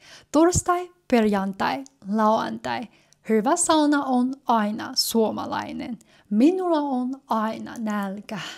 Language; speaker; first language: Finnish; non-native, learner; English